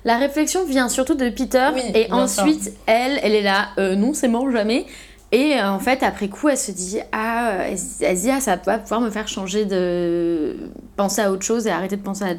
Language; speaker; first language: French; native; French